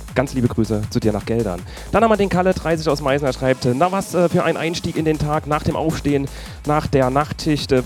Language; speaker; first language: German; native; German